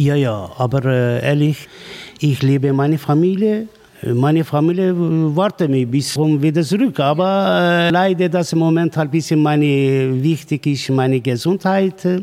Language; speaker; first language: German; non-native, learner; Kurdish